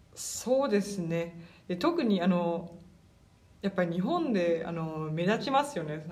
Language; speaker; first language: Japanese; early bilingual, other home language; German